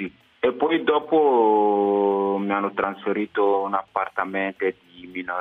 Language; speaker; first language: Italian; non-native, fluent; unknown